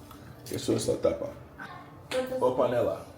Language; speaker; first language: Spanish; non-native, learner; English